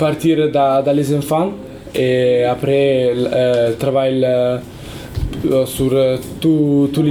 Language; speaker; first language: French; non-native, learner; Italian